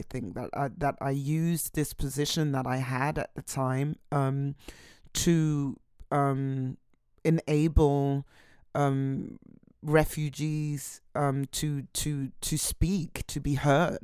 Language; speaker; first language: English; native; English